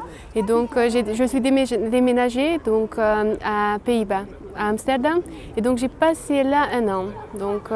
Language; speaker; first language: French; non-native, fluent; Hungarian